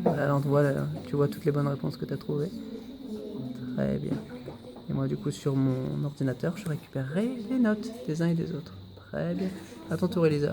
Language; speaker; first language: French; native; French